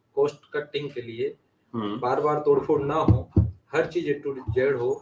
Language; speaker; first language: Hindi; native; Hindi